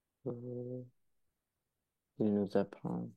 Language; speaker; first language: French; non-native, learner; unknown